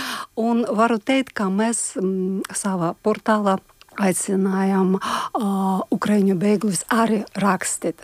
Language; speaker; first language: Latvian; non-native, fluent; Ukrainian